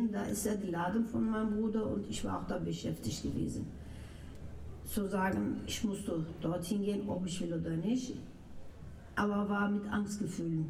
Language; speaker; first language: German; non-native, local second language; Turkish